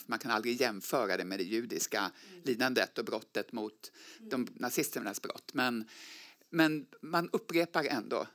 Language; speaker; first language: Swedish; native; Swedish